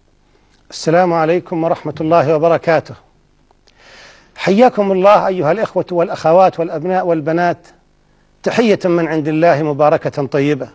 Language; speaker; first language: Arabic; native; Arabic